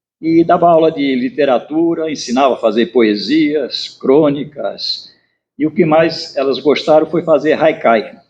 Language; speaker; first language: Portuguese; native; Portuguese